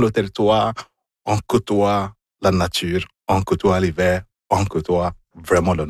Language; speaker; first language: French; non-native, fluent; Igbo